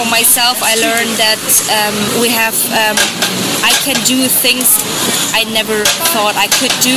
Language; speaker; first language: English; non-native, fluent; German